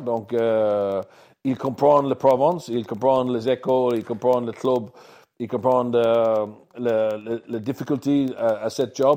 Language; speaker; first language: French; non-native, learner; English